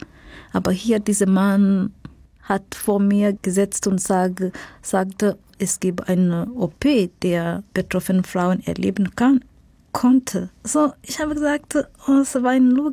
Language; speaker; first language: German; non-native, fluent; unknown